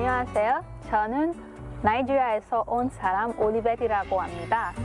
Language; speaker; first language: Korean; non-native, learner; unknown